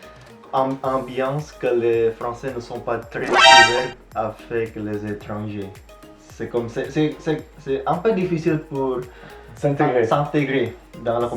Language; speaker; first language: French; non-native, fluent; Indonesian